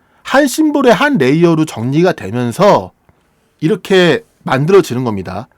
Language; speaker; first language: Korean; native; Korean